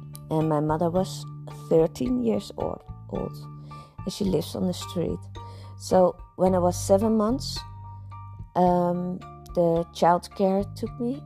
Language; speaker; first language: English; non-native, learner; Dutch